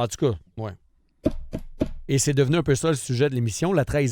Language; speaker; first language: French; native; French